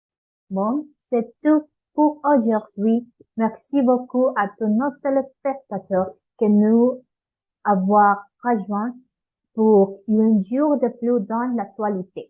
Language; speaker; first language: French; non-native, learner; Spanish